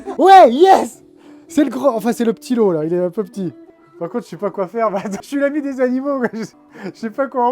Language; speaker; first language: French; native; French